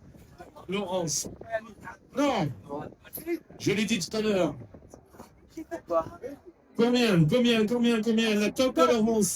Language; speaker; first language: French; native; French